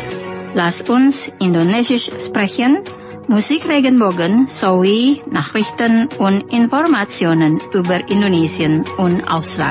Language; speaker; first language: German; non-native, fluent; Indonesian